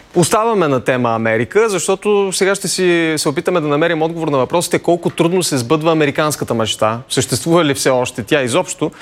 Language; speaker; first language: Bulgarian; native; Bulgarian